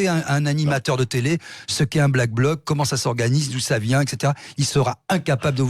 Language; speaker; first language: French; native; French